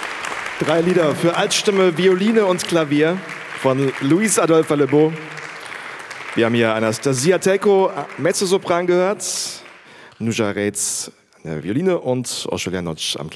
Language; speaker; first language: German; native; German